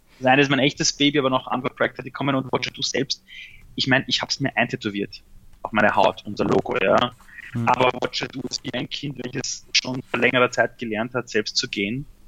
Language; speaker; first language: German; early bilingual, other home language; Persian